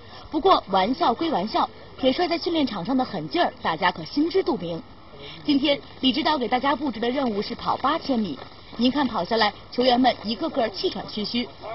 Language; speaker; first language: Chinese; native; Chinese